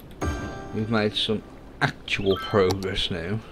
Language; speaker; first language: English; native; English